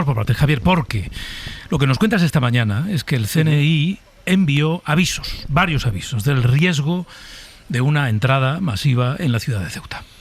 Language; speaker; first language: Spanish; native; Spanish